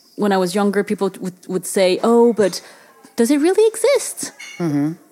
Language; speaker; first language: English; early bilingual, other home language; Chinese